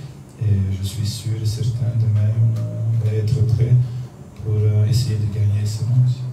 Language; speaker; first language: French; non-native, learner; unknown